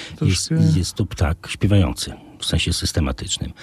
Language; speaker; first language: Polish; native; Polish